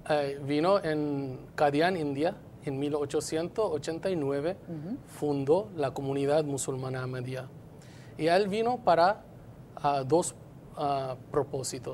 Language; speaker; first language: Spanish; non-native, fluent; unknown